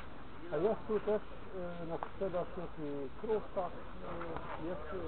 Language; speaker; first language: Polish; non-native, learner; Slovenian